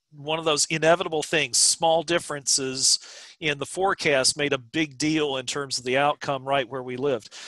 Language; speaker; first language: English; native; English